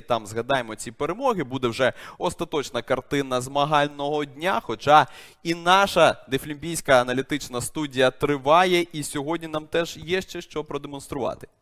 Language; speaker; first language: Ukrainian; native; Ukrainian